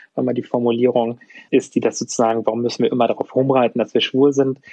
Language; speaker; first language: German; native; German